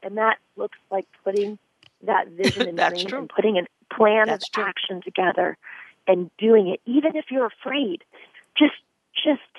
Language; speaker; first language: English; native; English